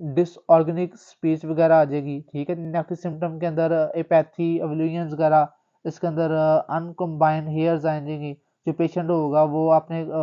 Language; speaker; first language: Urdu; native; Urdu